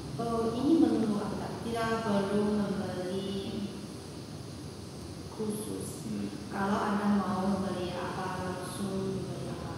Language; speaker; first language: Indonesian; non-native, learner; Chinese